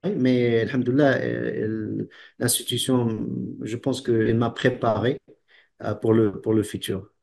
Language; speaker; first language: French; non-native, local second language; Arabic